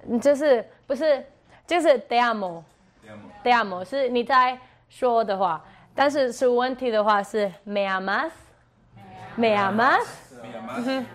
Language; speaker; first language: Chinese; non-native, learner; Spanish